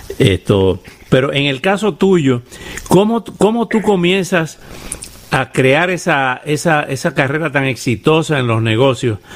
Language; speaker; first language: Spanish; native; Spanish